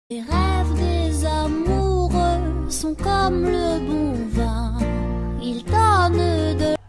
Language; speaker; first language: French; non-native, learner; Spanish